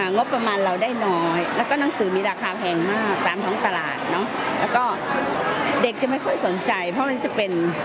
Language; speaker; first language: Thai; native; Thai